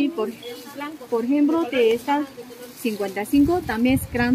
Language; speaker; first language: Spanish; non-native, learner; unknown